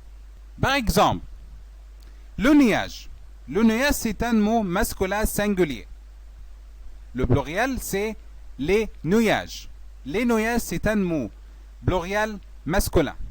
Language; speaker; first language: French; non-native, fluent; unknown